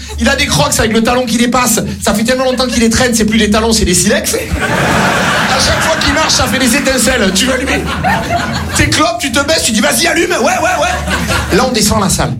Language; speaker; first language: French; native; French